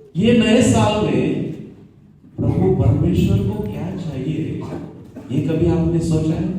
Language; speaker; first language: Hindi; non-native, local second language; Marathi